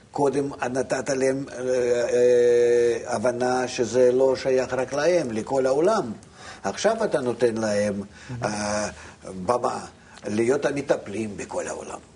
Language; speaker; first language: Hebrew; non-native, fluent; Russian